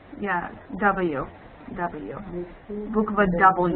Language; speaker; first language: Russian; non-native, learner; English